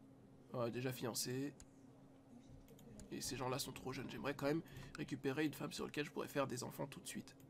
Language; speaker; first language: French; native; French